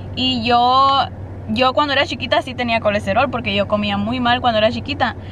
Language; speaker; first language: Spanish; early bilingual, heritage; Spanish